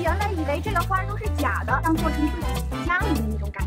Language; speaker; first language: Chinese; native; Chinese